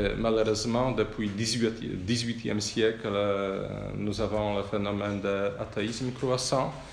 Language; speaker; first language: French; non-native, fluent; Polish